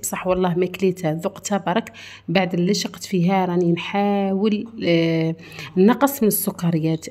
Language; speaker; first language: Arabic; native; Arabic